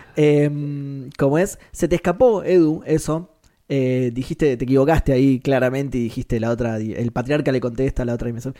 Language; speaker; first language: Spanish; native; Spanish